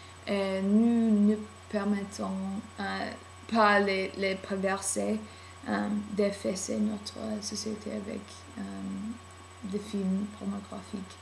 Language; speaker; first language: French; non-native, learner; English